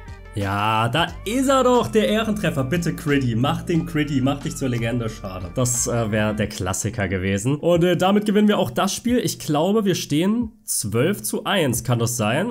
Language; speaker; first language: German; native; German